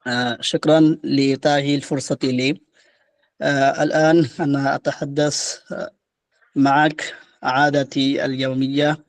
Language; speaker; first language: Arabic; non-native, learner; Bangla